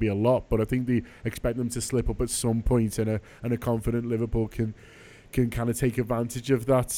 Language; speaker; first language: English; native; English